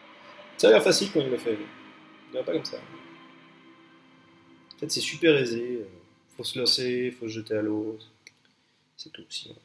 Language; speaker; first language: French; native; French